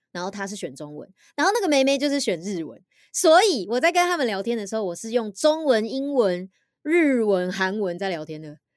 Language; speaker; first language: Chinese; native; Chinese